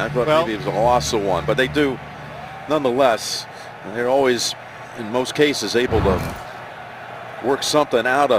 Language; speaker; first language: English; native; English